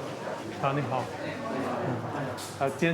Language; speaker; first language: Chinese; non-native, learner; English